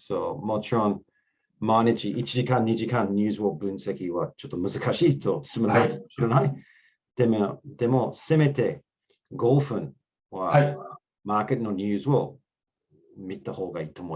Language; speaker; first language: Japanese; non-native, learner; English